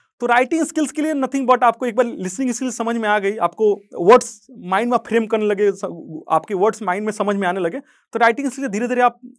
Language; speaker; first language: Hindi; native; Hindi